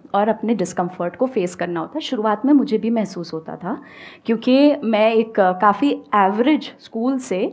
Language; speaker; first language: Hindi; native; Hindi